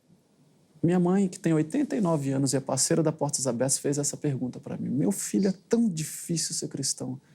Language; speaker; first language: Portuguese; native; Portuguese